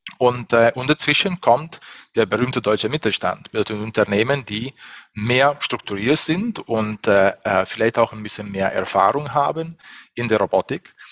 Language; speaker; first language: German; non-native, fluent; Italian